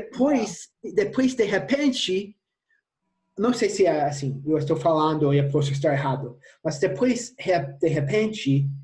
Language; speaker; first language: Portuguese; non-native, fluent; English